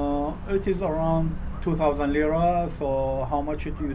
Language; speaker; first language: English; non-native, fluent; Arabic